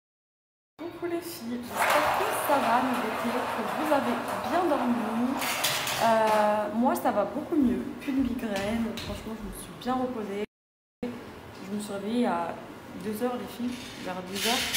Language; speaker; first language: French; native; French